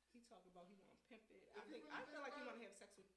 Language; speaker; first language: English; native; English